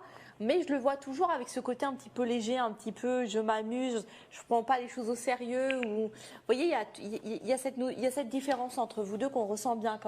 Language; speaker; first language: French; native; French